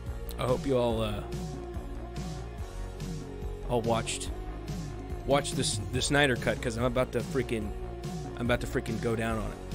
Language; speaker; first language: English; native; English